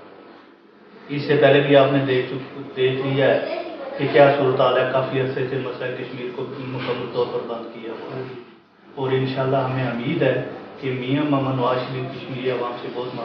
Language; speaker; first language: Urdu; non-native, local second language; Pahari-Potwari